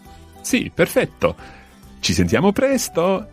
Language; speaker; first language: Italian; non-native, fluent; English